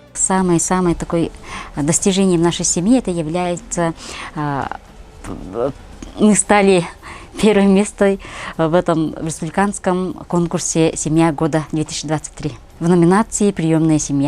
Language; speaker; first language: Russian; non-native, local second language; Yakut